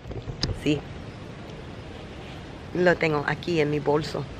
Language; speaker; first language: Spanish; non-native, learner; English